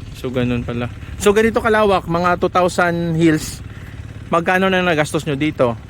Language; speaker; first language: Filipino; native; Filipino